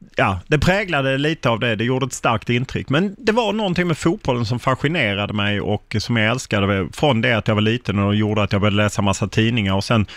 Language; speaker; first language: Swedish; native; Swedish